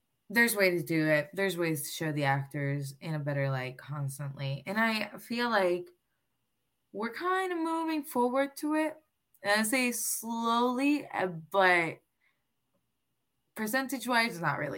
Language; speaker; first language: English; non-native, local second language; Spanish